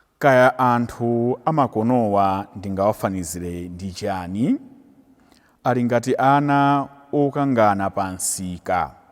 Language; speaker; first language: Nyanja; native; Nyanja